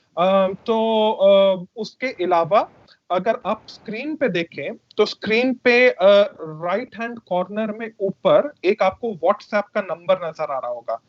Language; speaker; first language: Hindi; native; Hindi